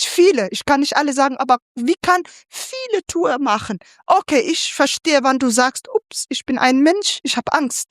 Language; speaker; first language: German; non-native, fluent; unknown